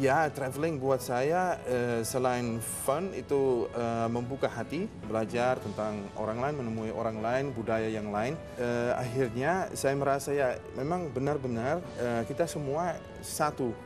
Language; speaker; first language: Indonesian; non-native, fluent; Dutch